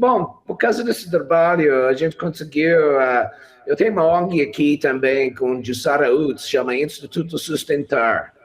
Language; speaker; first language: Portuguese; non-native, fluent; English